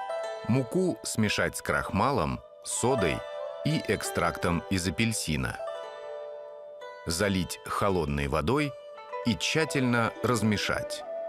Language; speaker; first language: Russian; native; Russian